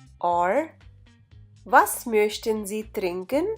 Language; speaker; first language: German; non-native, fluent; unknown